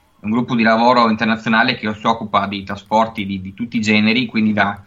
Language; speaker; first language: Italian; native; Italian